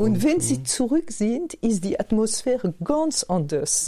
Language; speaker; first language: German; non-native, fluent; French